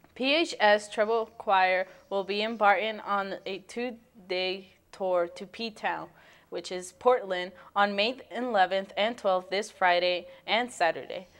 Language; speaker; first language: English; early bilingual, other home language; Spanish